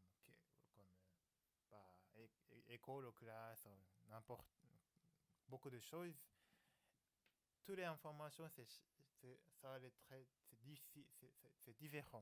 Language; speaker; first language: French; non-native, learner; Japanese